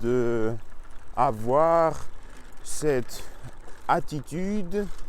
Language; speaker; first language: French; non-native, learner; Russian